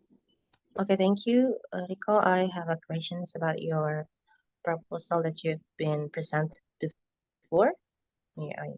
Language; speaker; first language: English; non-native, learner; Indonesian